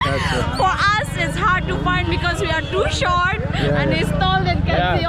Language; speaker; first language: English; non-native, local second language; Khasi